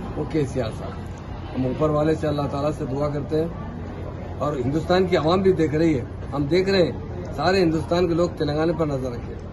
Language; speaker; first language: Hindi; non-native, local second language; Urdu